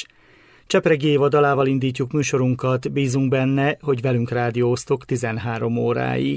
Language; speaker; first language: Hungarian; native; Hungarian